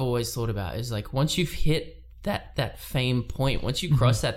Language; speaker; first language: English; native; English